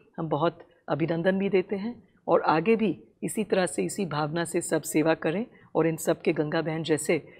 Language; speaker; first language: Hindi; non-native, local second language; Tamil